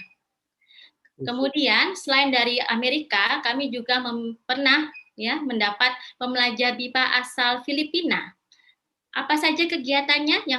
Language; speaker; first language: Indonesian; native; Indonesian